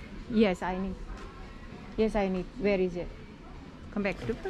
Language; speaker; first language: English; non-native, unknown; Indonesian